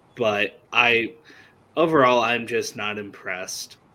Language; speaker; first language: English; native; English